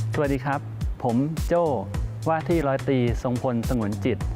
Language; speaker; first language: Thai; native; Thai